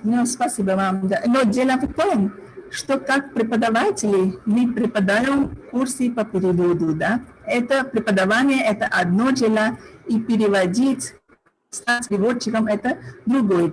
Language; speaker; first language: Russian; non-native, fluent; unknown